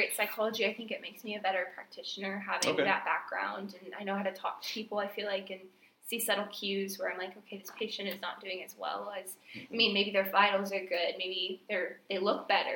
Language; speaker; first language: English; native; English